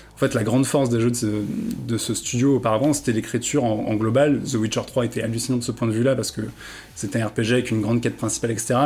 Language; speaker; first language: French; native; French